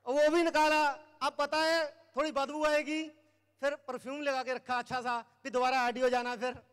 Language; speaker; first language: Hindi; native; Hindi